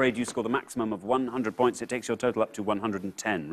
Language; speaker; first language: English; native; English